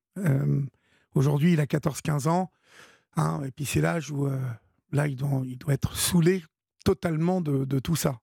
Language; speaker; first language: French; native; French